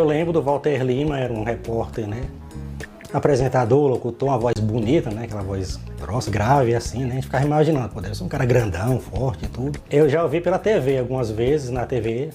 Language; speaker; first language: Portuguese; native; Portuguese